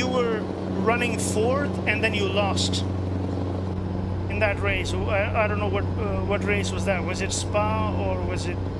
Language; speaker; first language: English; non-native, local second language; Pashto